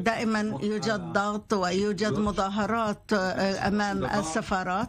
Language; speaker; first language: Arabic; non-native, fluent; Hebrew